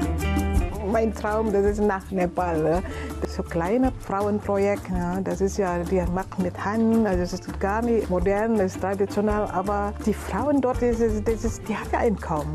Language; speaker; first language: German; non-native, learner; Indonesian